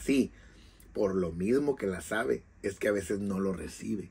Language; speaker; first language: Spanish; native; Spanish